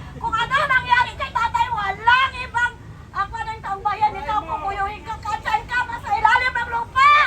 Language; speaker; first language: Filipino; non-native, local second language; Cebuano